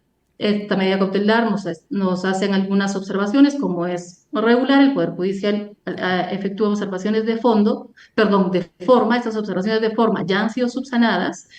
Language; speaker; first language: Spanish; native; Spanish